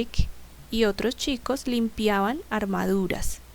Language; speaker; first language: Spanish; native; Spanish